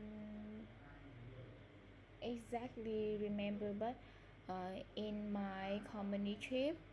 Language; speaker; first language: English; non-native, learner; Vietnamese